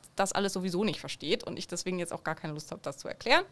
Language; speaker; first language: German; native; German